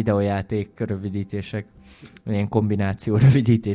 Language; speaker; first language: Hungarian; native; Hungarian